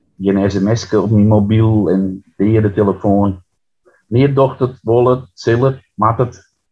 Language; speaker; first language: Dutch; non-native, local second language; Western Frisian